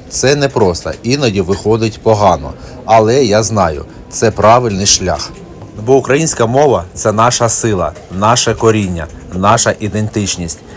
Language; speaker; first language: Ukrainian; non-native, local second language; Russian